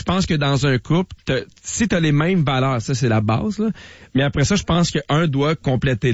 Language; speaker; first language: French; native; French